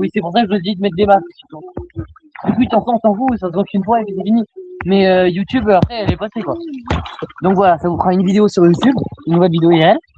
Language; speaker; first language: French; native; French